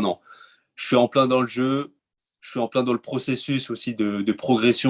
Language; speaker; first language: French; native; French